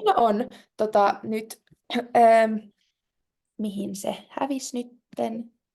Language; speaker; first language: Finnish; non-native, local second language; Swedish